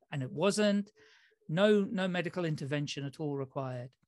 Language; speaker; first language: English; early bilingual, other home language; Dutch